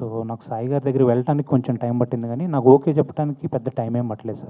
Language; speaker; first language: Telugu; native; Telugu